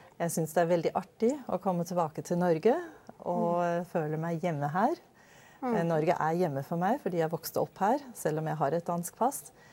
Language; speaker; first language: Norwegian; early bilingual, other home language; Danish